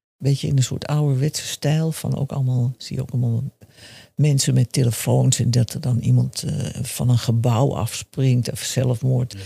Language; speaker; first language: Dutch; native; Dutch